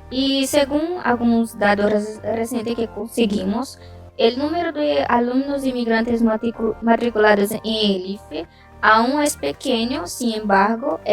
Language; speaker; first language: Spanish; non-native, learner; Portuguese